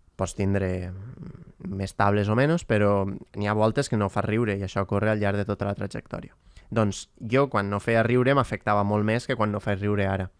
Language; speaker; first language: Catalan; native; Catalan